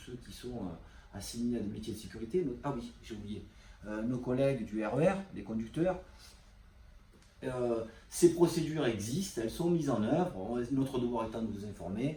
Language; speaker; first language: French; native; French